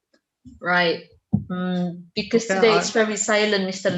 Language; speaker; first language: English; non-native, fluent; Indonesian